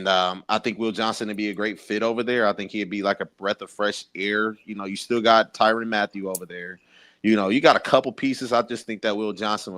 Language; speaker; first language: English; native; English